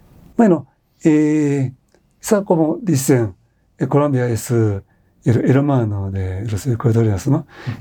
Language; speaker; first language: Spanish; non-native, fluent; Japanese